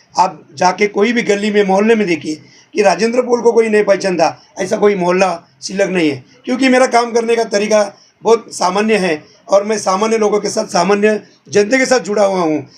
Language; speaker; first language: Hindi; non-native, local second language; Marathi